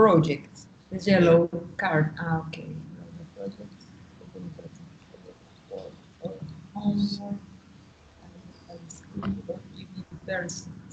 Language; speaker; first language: English; non-native, learner; Spanish